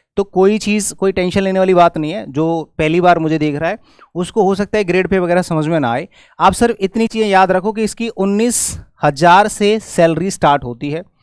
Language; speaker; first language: Hindi; native; Hindi